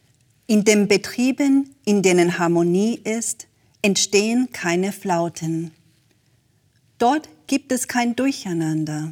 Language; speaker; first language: German; native; German